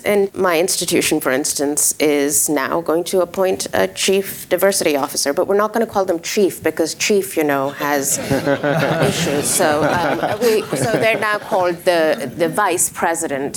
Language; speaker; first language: English; non-native, local second language; Urdu